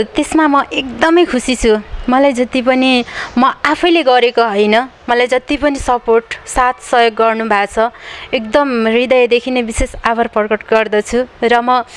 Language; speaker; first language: Nepali; native; Nepali